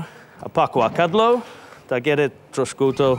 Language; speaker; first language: Czech; non-native, fluent; English